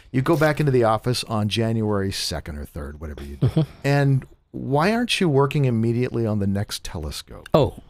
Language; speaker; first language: English; native; English